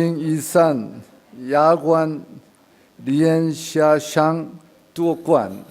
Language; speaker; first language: Chinese; non-native, learner; Korean